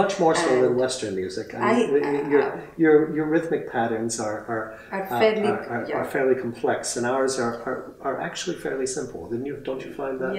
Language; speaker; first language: English; native; English